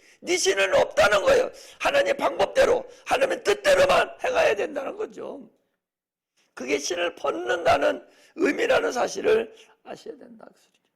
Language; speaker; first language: Korean; native; Korean